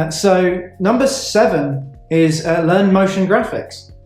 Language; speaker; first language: English; native; English